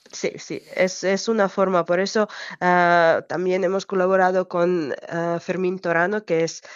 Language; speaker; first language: Spanish; non-native, fluent; Ukrainian